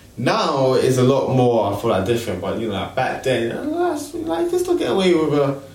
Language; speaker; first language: English; early bilingual, other home language; Krio